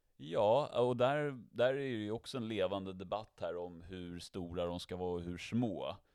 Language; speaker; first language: Swedish; native; Swedish